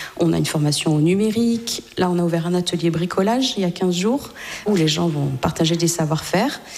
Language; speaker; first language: French; native; French